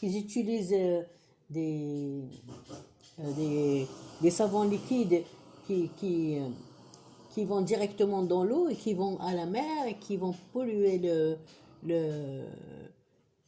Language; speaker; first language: French; non-native, local second language; Kabyle